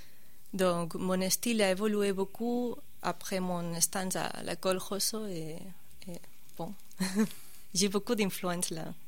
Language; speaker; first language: French; non-native, fluent; Spanish